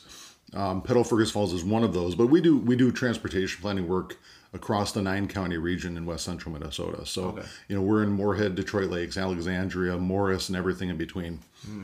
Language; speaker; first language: English; native; English